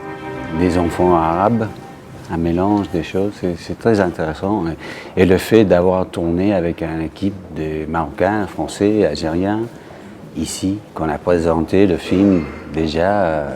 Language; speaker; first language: French; non-native, fluent; English